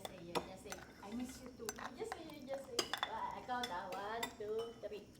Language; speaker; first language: English; non-native, local second language; Filipino